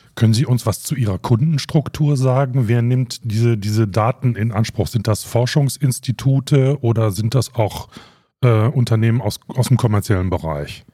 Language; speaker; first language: German; native; German